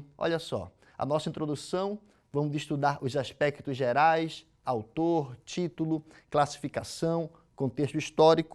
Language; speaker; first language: Portuguese; native; Portuguese